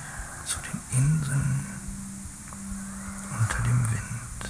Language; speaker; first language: German; native; German